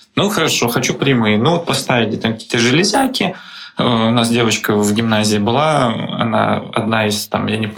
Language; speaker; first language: Russian; native; Russian